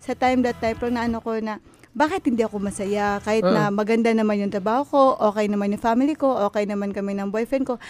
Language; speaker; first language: Filipino; non-native, local second language; Cebuano